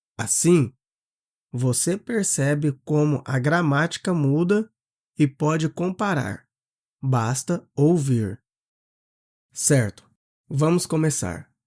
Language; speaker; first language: Portuguese; native; Portuguese